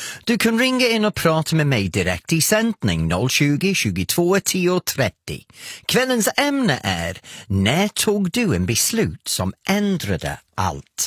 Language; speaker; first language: Swedish; non-native, fluent; English